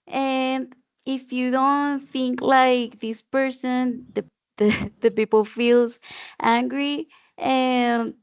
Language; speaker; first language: English; non-native, learner; Spanish